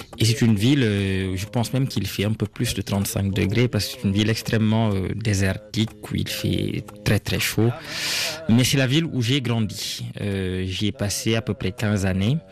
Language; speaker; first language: French; non-native, local second language; Serer